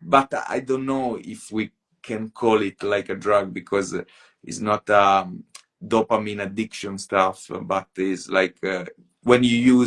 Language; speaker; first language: English; non-native, fluent; Italian